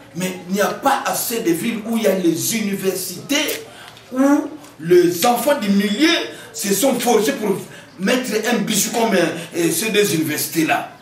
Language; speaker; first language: French; non-native, local second language; Kongo